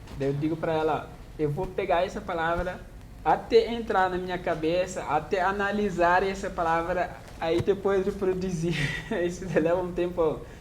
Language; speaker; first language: Portuguese; non-native, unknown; Wolof